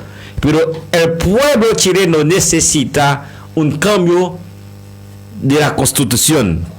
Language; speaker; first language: Spanish; non-native, learner; Haitian Creole